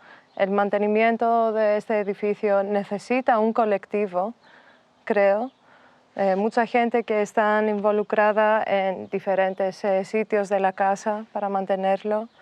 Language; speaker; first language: Spanish; non-native, fluent; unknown